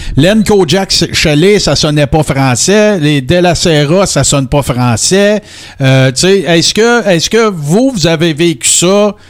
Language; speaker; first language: French; native; French